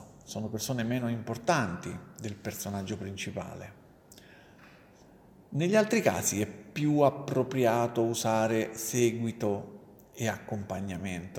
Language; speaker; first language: Italian; native; Italian